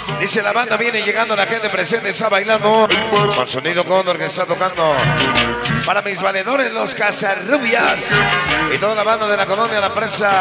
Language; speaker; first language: Spanish; native; Spanish